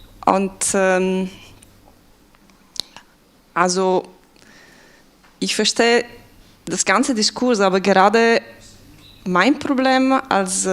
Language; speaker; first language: German; non-native, fluent; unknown